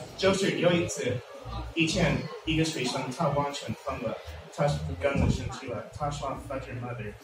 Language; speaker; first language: Chinese; non-native, learner; English